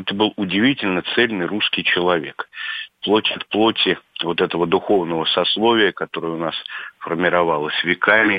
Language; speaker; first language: Russian; native; Russian